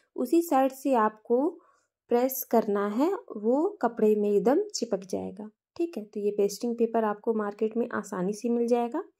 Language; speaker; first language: Hindi; native; Hindi